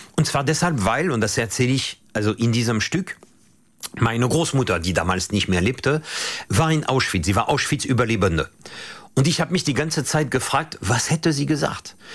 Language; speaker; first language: German; non-native, fluent; French